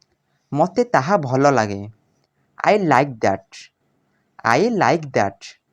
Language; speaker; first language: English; non-native, local second language; Odia